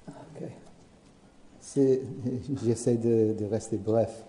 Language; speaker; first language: French; non-native, learner; English